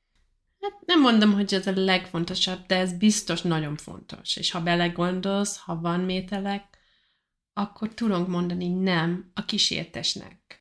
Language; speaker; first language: Hungarian; non-native, learner; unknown